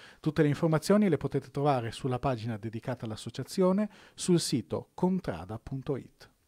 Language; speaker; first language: Italian; native; Italian